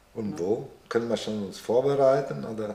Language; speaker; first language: German; non-native, fluent; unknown